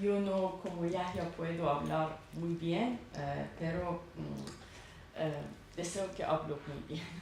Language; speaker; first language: Spanish; non-native, learner; Persian